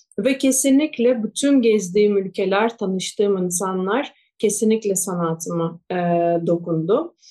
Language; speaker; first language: Turkish; non-native, fluent; Russian